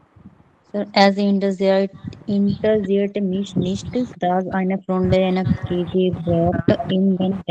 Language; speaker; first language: German; non-native, learner; Hindi